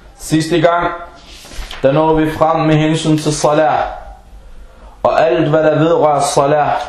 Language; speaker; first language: Danish; non-native, fluent; Arabic